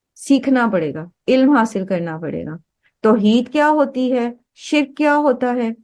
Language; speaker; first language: Urdu; native; Urdu